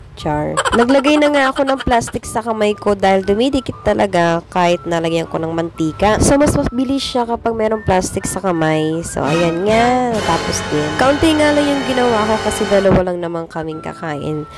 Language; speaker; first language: Filipino; non-native, local second language; Bikol